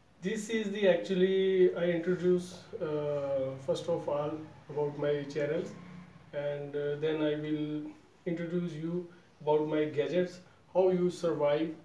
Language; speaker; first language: English; non-native, local second language; Urdu